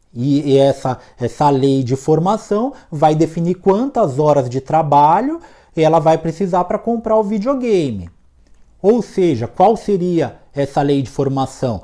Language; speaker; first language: Portuguese; native; Portuguese